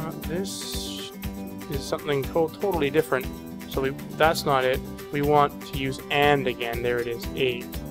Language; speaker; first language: English; native; English